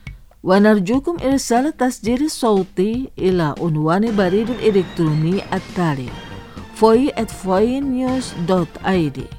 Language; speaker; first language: Arabic; non-native, fluent; Indonesian